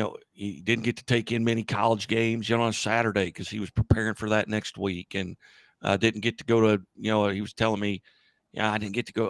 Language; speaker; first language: English; native; English